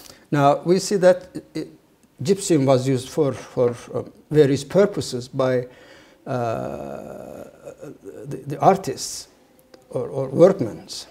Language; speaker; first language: English; non-native, fluent; Turkish